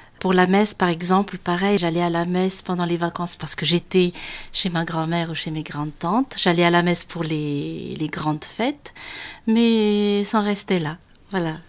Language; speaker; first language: French; non-native, local second language; Malagasy